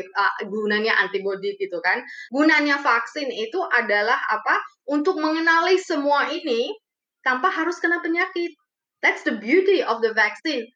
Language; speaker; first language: Indonesian; early bilingual, other home language; Romanian